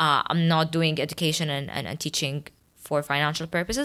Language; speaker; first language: English; non-native, fluent; Arabic